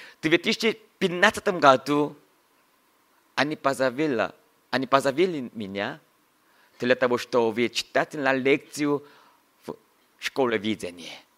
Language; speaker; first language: Russian; non-native, learner; Korean